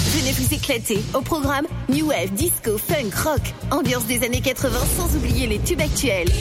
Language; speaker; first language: French; native; French